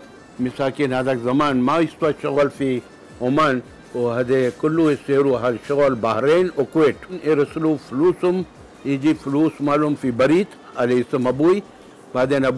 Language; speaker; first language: Arabic; non-native, local second language; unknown